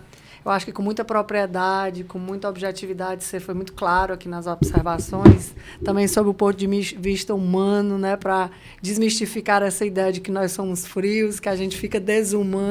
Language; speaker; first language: Portuguese; native; Portuguese